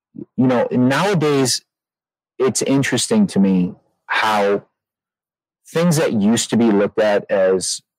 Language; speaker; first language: English; native; English